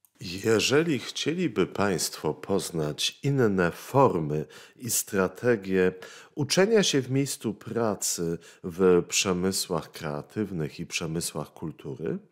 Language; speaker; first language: Polish; native; Polish